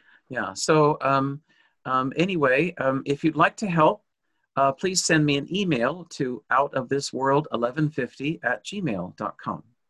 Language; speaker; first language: English; native; English